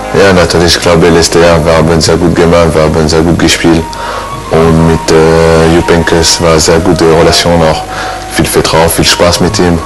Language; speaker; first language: German; non-native, learner; French